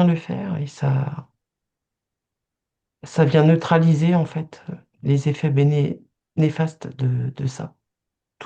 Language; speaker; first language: French; native; French